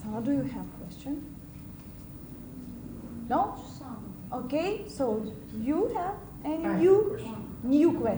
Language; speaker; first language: English; non-native, fluent; Russian